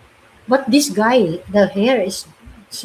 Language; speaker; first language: English; non-native, local second language; Filipino